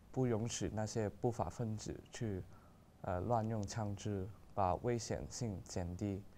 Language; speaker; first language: Chinese; non-native, local second language; Cantonese